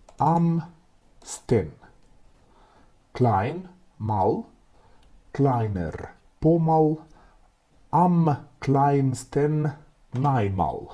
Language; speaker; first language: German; non-native, fluent; Macedonian